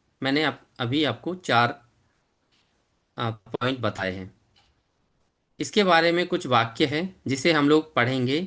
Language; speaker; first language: Hindi; native; Hindi